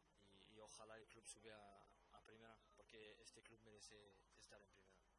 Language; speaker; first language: Spanish; non-native, fluent; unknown